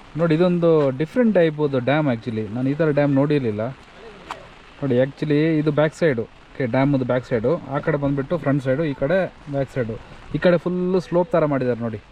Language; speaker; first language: Kannada; non-native, local second language; Tulu